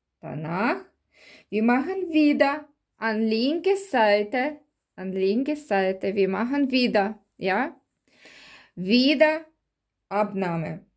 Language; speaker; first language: German; non-native, learner; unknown